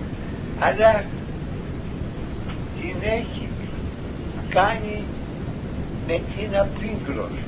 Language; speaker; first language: Greek; non-native, learner; Russian